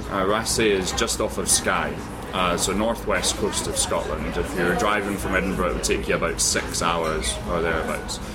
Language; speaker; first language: English; native; English